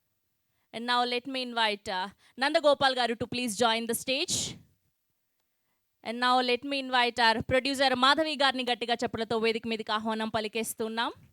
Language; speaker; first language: Telugu; native; Telugu